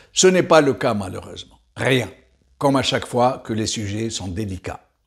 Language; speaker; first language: French; non-native, local second language; Arabic